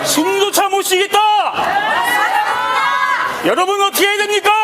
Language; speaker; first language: Korean; native; Korean